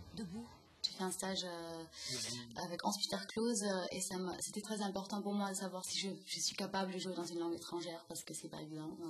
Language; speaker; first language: French; non-native, fluent; German